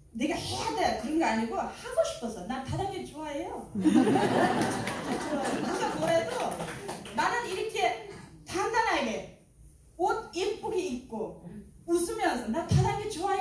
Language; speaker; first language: Korean; non-native, learner; Uzbek